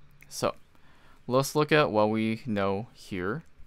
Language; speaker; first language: English; native; English